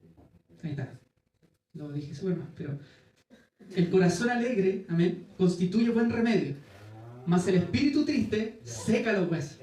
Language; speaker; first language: Spanish; native; Spanish